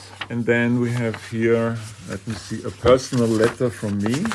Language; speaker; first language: English; non-native, fluent; German